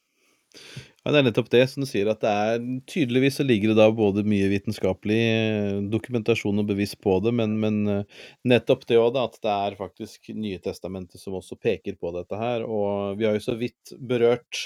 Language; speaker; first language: Norwegian; native; Norwegian